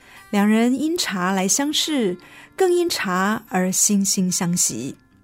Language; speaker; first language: Chinese; native; Chinese